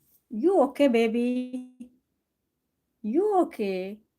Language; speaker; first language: English; non-native, local second language; Malayalam